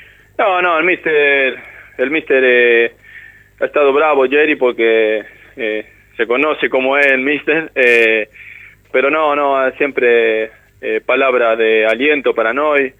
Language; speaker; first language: Italian; non-native, learner; Spanish